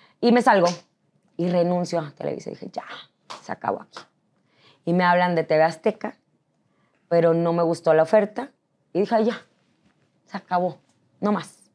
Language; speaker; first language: Spanish; native; Spanish